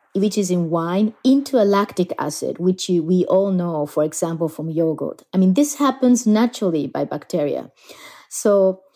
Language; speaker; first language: English; non-native, fluent; Japanese